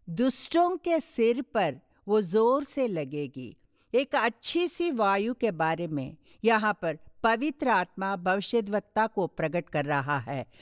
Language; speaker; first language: Hindi; non-native, local second language; Tamil